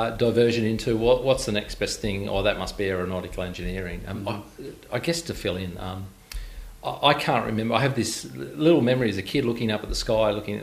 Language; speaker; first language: English; native; English